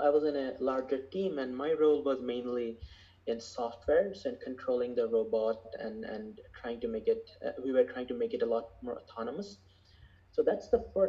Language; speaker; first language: English; non-native, local second language; Bangla